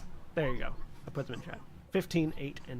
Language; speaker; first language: English; native; English